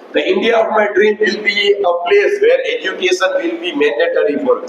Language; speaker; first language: English; non-native, local second language; Gujarati